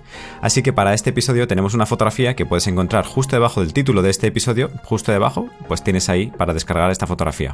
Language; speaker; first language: Spanish; native; Spanish